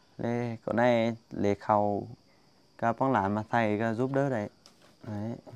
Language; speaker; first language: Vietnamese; non-native, local second language; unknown